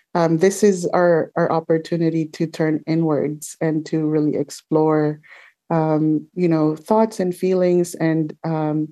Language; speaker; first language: English; non-native, local second language; Filipino